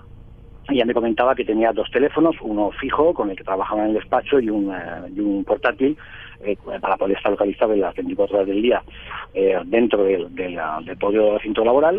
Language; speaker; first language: Spanish; native; Spanish